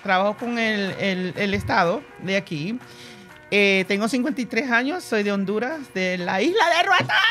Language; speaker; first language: Spanish; early bilingual, heritage; Spanish